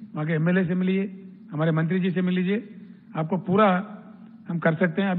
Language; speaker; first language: Hindi; non-native, local second language; Telugu